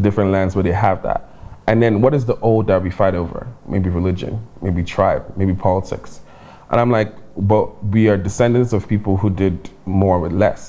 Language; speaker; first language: English; non-native, local second language; Igbo